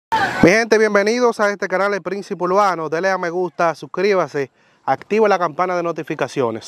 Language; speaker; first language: Spanish; native; Spanish